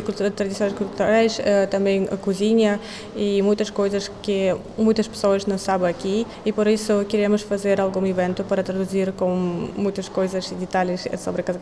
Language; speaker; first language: Portuguese; non-native, learner; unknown